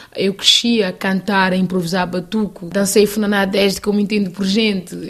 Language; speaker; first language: Portuguese; non-native, local second language; Kabuverdianu